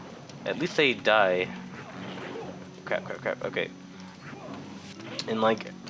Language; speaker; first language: English; native; English